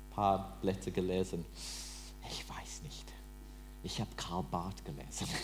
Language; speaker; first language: German; non-native, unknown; English